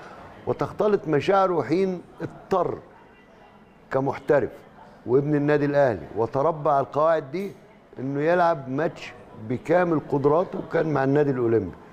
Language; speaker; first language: Arabic; native; Arabic